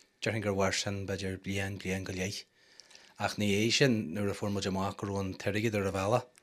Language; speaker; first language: Irish; non-native, local second language; English